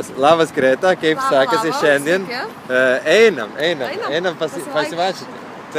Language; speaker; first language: Lithuanian; non-native, learner; Italian